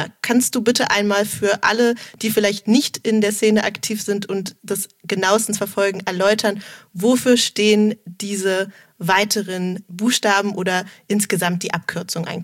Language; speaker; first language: German; native; German